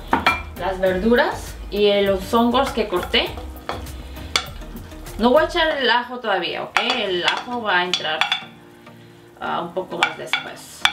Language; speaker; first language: Spanish; non-native, fluent; Korean